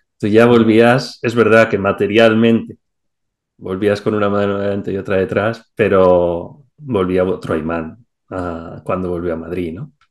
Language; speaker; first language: Spanish; native; Spanish